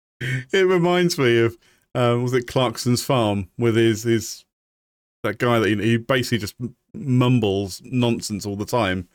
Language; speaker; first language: English; native; English